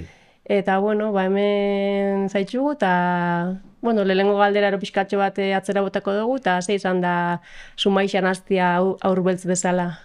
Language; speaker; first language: Basque; native; Basque